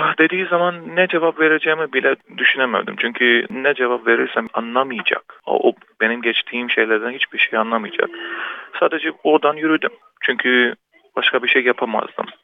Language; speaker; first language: Turkish; early bilingual, heritage; Turkish